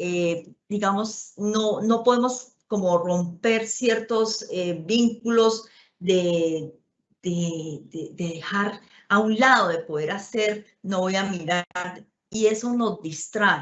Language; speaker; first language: Spanish; native; Spanish